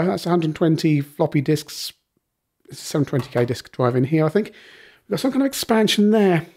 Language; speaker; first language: English; native; English